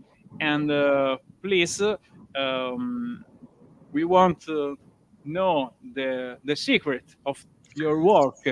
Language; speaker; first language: English; non-native, learner; Italian